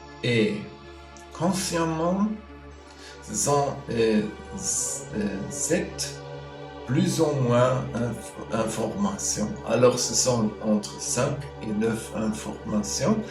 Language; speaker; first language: French; non-native, fluent; German